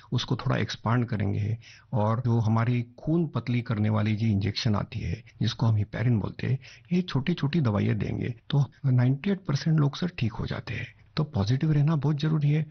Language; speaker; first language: Hindi; non-native, local second language; Marathi